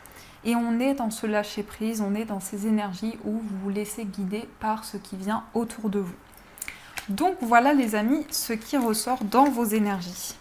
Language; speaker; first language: French; native; French